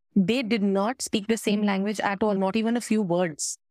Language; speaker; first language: English; non-native, local second language; Hindi